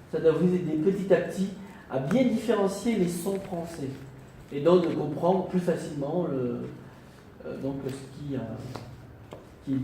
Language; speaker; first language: French; non-native, fluent; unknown